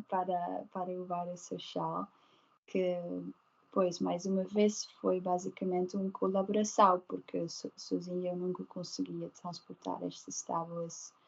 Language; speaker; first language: Portuguese; non-native, learner; Dutch